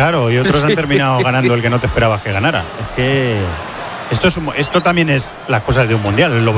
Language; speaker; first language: Spanish; native; Spanish